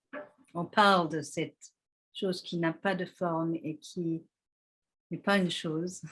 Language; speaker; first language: French; non-native, fluent; English